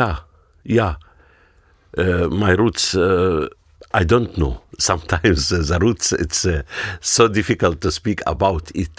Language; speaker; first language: English; non-native, learner; Arabic